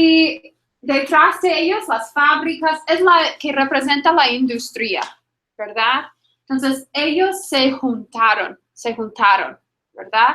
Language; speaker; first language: Spanish; non-native, fluent; English